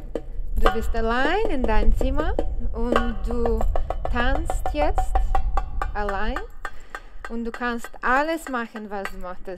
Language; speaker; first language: German; non-native, learner; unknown